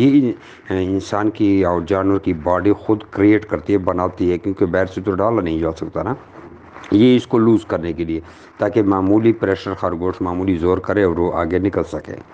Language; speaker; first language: Urdu; non-native, local second language; Pashto